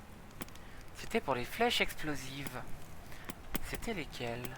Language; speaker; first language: French; native; French